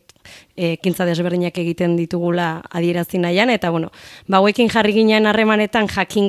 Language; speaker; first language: Basque; native; Basque